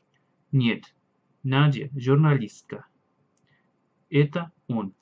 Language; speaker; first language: Russian; non-native, learner; English